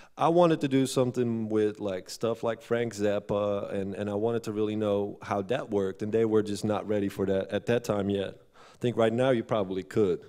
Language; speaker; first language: English; non-native, fluent; Dutch